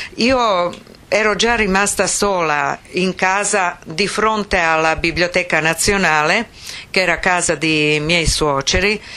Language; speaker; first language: Italian; non-native, fluent; Croatian